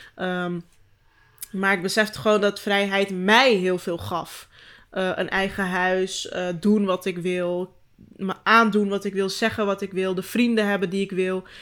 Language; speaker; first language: Dutch; early bilingual, other home language; Turkish